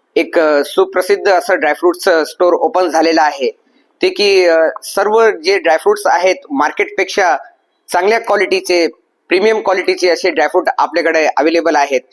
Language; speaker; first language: Marathi; native; Marathi